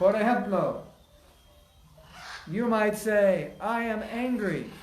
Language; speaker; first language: Spanish; non-native, learner; English